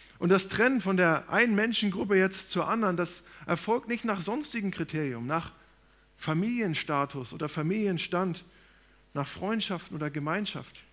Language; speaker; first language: German; native; German